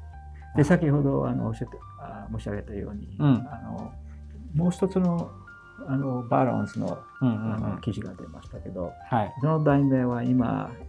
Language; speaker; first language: Japanese; non-native, fluent; English